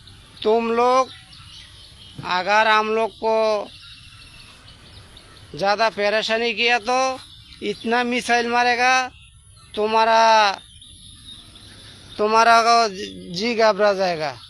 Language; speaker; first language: Hindi; non-native, fluent; Bangla